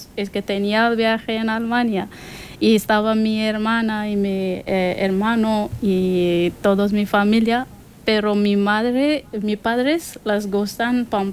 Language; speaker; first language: Spanish; non-native, learner; Persian